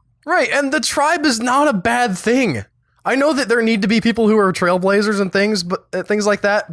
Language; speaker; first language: English; native; English